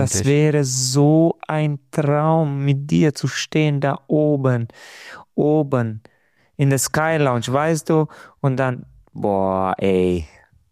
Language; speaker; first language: German; non-native, fluent; Romanian